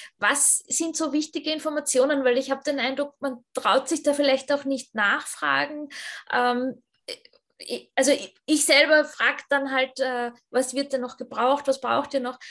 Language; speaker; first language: German; native; German